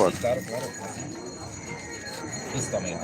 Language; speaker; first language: Spanish; native; Spanish